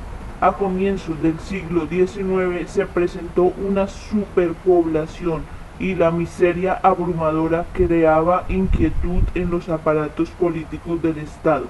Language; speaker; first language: Spanish; native; Spanish